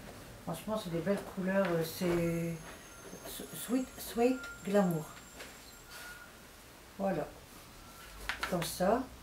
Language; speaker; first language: French; native; French